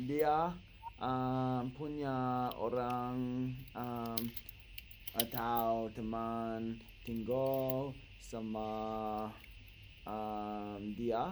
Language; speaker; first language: Indonesian; non-native, learner; English